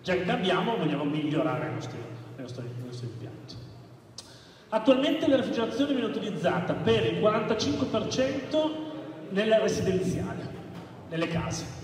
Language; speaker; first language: Italian; native; Italian